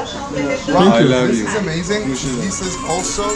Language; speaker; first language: English; non-native, fluent; Persian